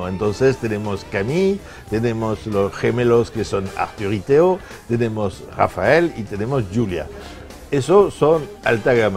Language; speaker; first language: Spanish; non-native, fluent; French